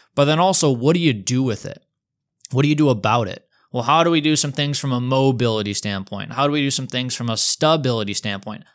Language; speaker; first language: English; native; English